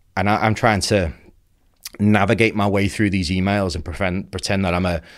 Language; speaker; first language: English; native; English